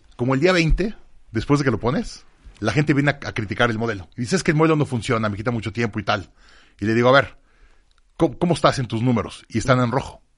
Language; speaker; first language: Spanish; native; Spanish